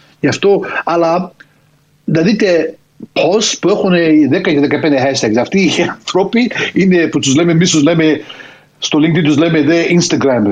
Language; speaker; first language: Greek; early bilingual, heritage; Greek